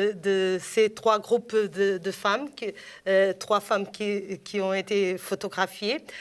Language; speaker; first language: French; non-native, fluent; Portuguese